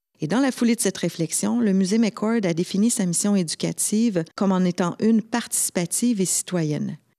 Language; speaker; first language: French; native; French